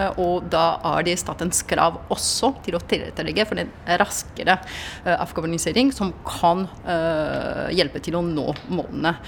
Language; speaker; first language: Norwegian; non-native, fluent; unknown